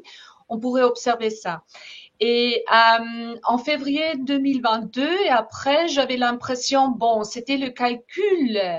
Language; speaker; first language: French; non-native, fluent; German